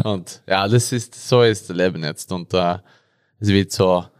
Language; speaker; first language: German; non-native, learner; Norwegian